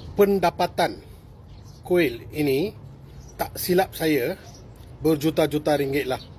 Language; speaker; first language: Malay; non-native, local second language; Tamil